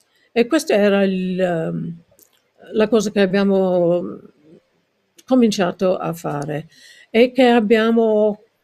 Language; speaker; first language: Italian; non-native, fluent; English